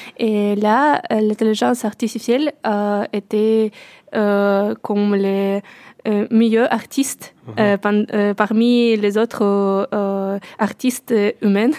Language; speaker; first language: French; non-native, learner; Russian